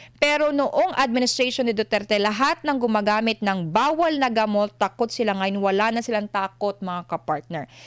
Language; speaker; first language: Filipino; non-native, local second language; Cebuano